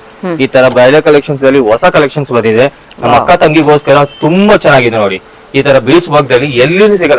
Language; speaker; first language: Kannada; non-native, local second language; Telugu